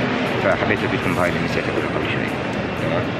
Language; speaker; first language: Arabic; native; Arabic